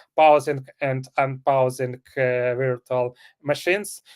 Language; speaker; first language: English; non-native, fluent; Ukrainian